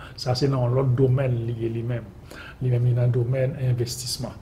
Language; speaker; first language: French; non-native, local second language; Haitian Creole